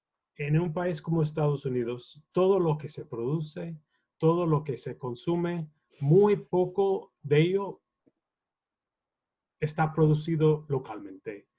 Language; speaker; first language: Spanish; non-native, fluent; English